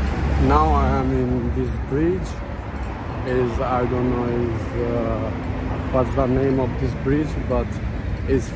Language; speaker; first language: English; non-native, learner; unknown